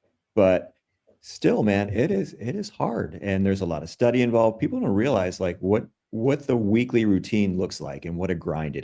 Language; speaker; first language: English; native; English